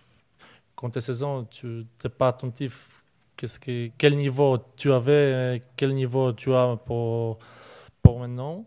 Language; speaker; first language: French; non-native, learner; Polish